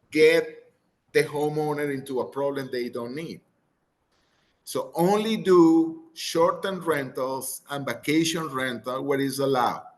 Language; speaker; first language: English; non-native, fluent; Spanish